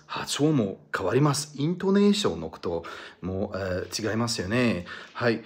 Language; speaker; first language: Japanese; non-native, learner; Polish